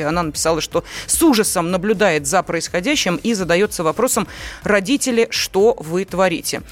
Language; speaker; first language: Russian; native; Russian